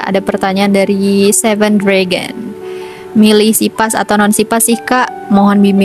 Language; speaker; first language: Indonesian; native; Indonesian